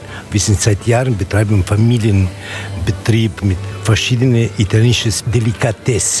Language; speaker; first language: German; non-native, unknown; Italian